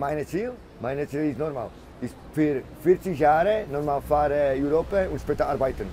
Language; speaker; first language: German; non-native, learner; Czech